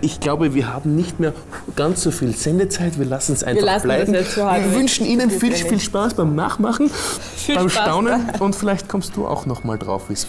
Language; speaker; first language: German; native; German